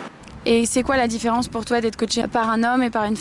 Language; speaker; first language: French; native; French